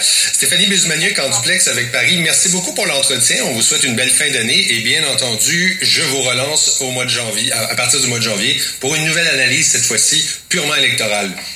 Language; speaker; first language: French; native; French